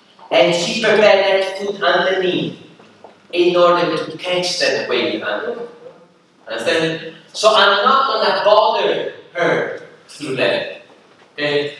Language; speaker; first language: English; non-native, fluent; Italian